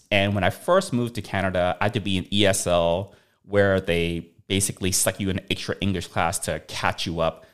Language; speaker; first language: English; early bilingual, other home language; Cantonese